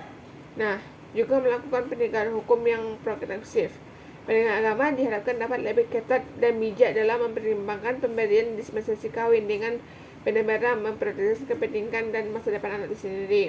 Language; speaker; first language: Indonesian; native; Indonesian